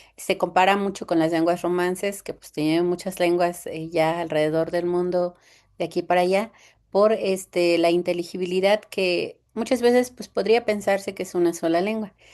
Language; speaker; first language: Spanish; non-native, local second language; Zapotec